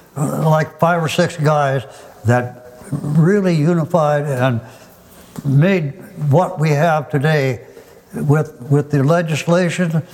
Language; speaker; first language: English; native; English